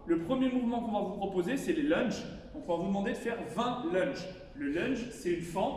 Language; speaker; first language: French; native; French